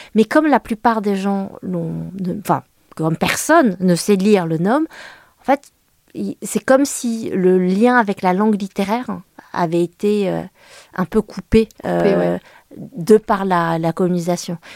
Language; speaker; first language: French; early bilingual, other home language; Vietnamese